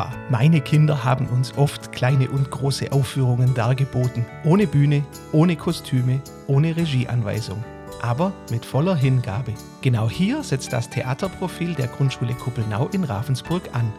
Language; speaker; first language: German; native; German